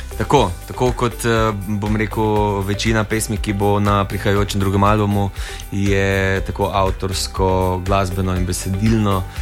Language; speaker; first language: Slovenian; native; Slovenian